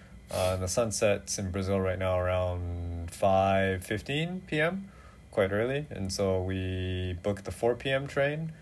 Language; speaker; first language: English; native; English